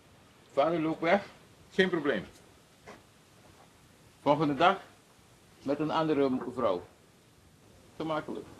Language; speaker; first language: Dutch; non-native, local second language; Papiamento